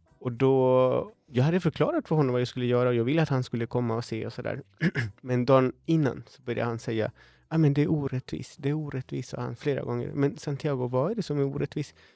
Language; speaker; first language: Swedish; non-native, fluent; Spanish